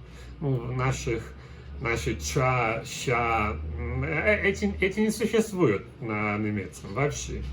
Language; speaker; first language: Russian; non-native, learner; Portuguese